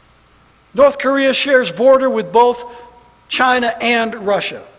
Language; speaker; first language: English; native; English